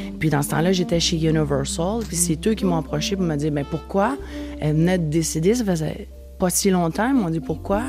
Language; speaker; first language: French; native; French